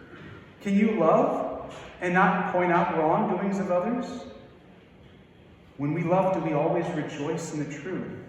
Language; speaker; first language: English; native; English